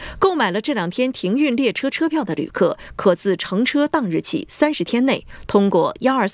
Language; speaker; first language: Chinese; native; Chinese